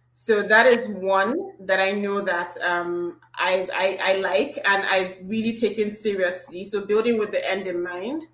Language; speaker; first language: English; non-native, local second language; Igbo